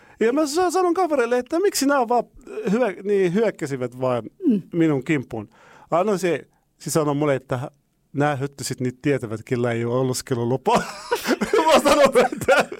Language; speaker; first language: Finnish; non-native, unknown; Arabic